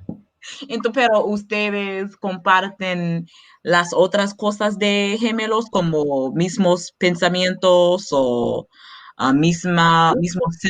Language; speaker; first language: Spanish; non-native, learner; English